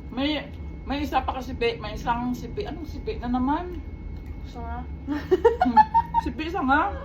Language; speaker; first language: Filipino; native; Filipino